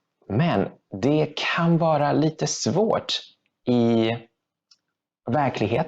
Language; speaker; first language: Swedish; non-native, fluent; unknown